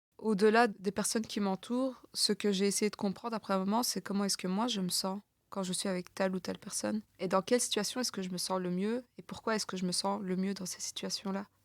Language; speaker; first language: French; early bilingual, other home language; Turkish